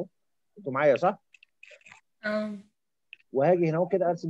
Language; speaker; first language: Arabic; native; Arabic